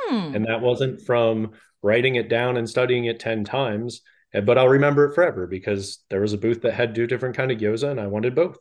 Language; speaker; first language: English; native; English